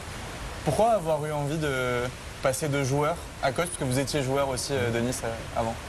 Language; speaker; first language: French; native; French